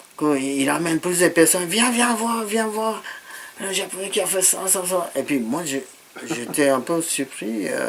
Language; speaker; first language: French; non-native, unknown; Japanese